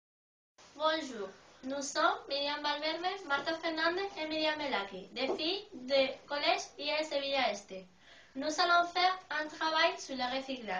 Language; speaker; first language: French; non-native, learner; Spanish